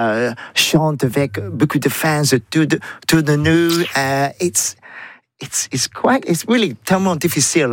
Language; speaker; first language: French; non-native, learner; English